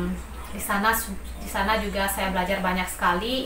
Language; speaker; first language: Indonesian; non-native, local second language; Balinese